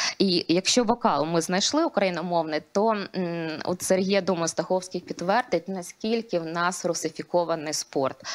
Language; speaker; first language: Ukrainian; non-native, local second language; Russian